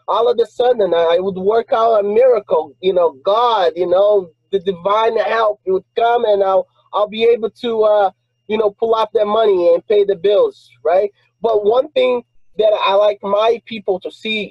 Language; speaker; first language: English; non-native, fluent; Portuguese